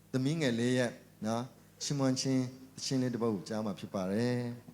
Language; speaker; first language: Burmese; non-native, local second language; S'gaw Karen